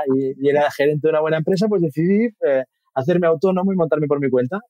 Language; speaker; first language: Spanish; native; Spanish